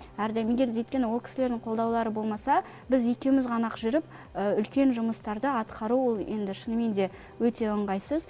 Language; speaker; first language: Kazakh; native; Kazakh